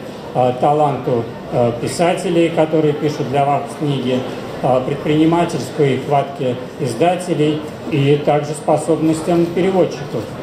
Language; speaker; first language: Russian; native; Russian